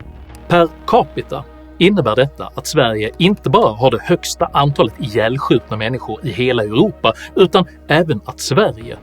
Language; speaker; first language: Swedish; native; Swedish